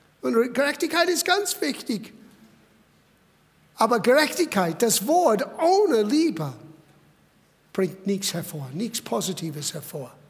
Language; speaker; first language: German; non-native, fluent; English